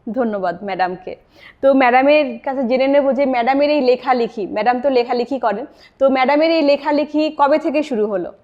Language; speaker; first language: Bangla; native; Bangla